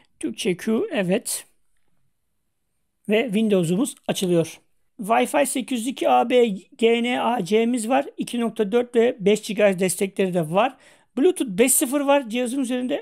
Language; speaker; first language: Turkish; native; Turkish